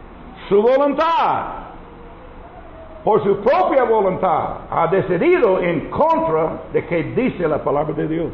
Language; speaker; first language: Spanish; non-native, learner; English